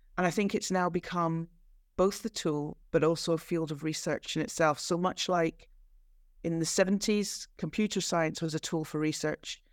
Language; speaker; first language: English; native; English